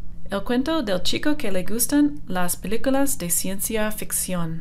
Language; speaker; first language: Spanish; non-native, fluent; English